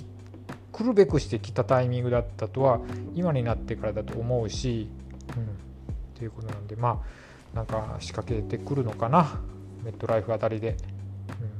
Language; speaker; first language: Japanese; native; Japanese